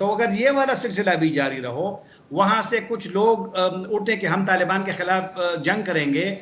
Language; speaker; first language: Hindi; non-native, local second language; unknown